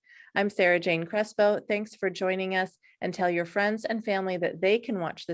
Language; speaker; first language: English; native; English